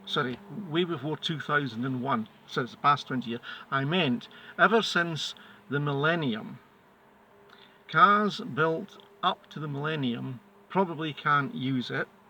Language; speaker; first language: English; native; English